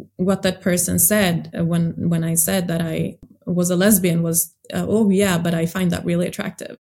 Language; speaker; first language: English; early bilingual, other home language; Swedish